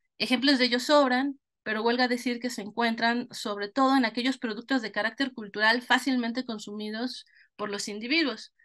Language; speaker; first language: Spanish; native; Spanish